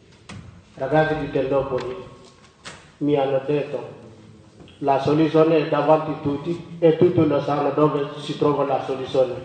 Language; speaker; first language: Italian; non-native, learner; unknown